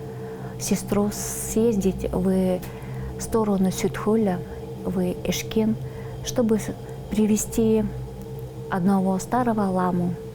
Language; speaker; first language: Russian; non-native, local second language; Tuvinian